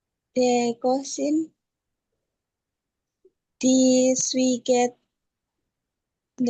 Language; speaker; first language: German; non-native, learner; Indonesian